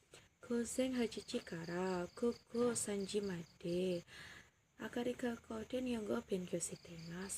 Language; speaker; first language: Japanese; non-native, learner; Indonesian